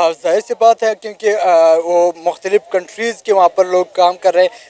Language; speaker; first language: Hindi; non-native, local second language; Pashto